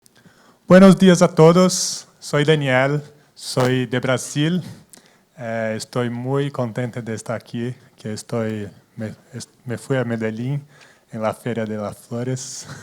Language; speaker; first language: Spanish; non-native, fluent; Portuguese